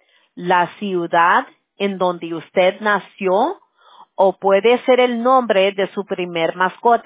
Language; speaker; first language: Spanish; early bilingual, heritage; English